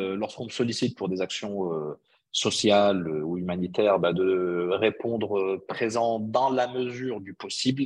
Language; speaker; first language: French; early bilingual, other home language; Arabic